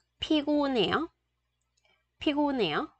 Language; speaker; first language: Korean; non-native, fluent; Vietnamese